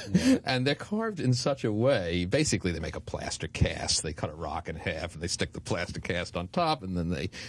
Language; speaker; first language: English; native; English